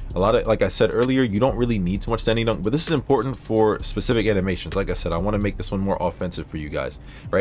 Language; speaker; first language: English; native; English